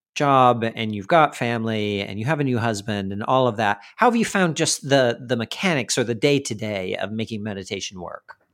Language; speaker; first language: English; native; English